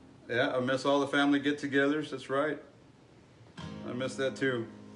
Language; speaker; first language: English; early bilingual, other home language; Spanish